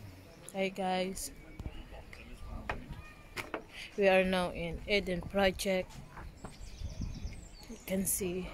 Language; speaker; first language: English; non-native, learner; Filipino